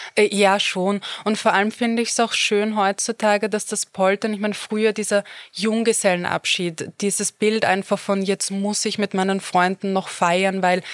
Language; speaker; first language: German; native; German